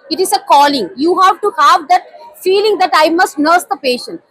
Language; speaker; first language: English; non-native, local second language; Tamil